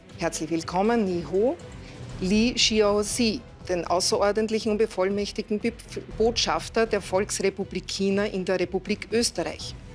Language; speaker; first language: German; native; German